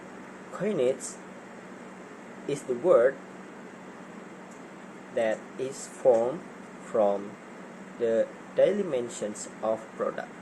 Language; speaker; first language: English; non-native, learner; Indonesian